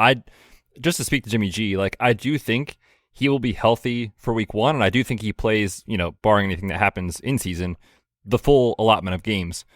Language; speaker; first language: English; native; English